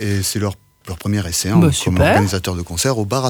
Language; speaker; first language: French; native; French